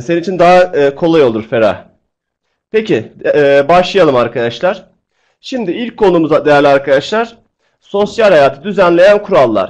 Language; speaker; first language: Turkish; native; Turkish